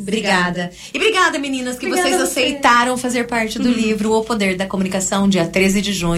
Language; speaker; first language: Portuguese; native; Portuguese